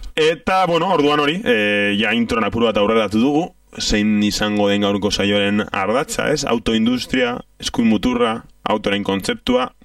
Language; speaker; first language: Basque; native; Basque